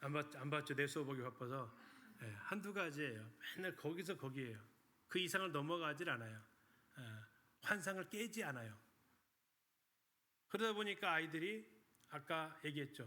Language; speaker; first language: Korean; native; Korean